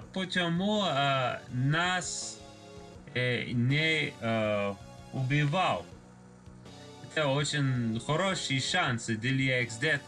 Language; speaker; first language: Russian; non-native, learner; English